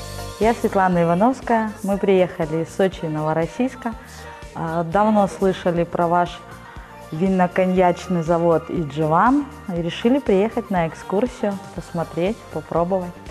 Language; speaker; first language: Russian; native; Russian